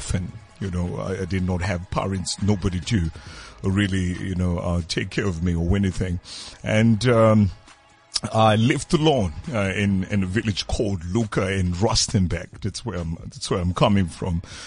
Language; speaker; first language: English; non-native, local second language; Tswana